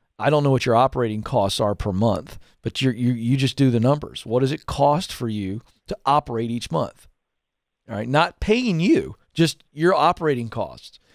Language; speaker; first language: English; native; English